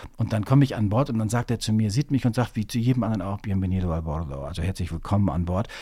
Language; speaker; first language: German; native; German